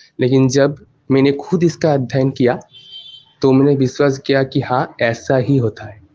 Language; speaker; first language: Hindi; non-native, local second language; Bangla